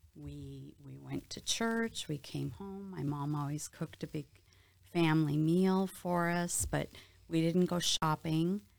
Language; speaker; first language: English; native; English